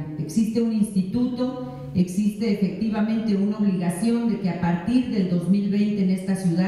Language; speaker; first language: Spanish; native; Spanish